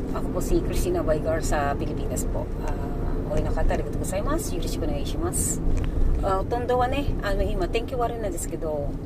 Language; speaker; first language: Filipino; native; Filipino